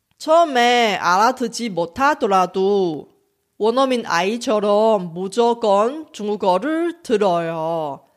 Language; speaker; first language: Korean; non-native, local second language; Chinese